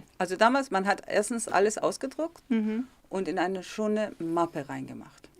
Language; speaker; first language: German; early bilingual, heritage; German